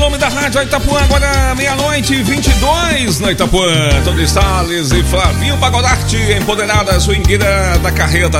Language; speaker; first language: Portuguese; native; Portuguese